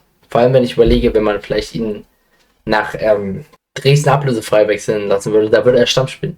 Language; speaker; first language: German; native; German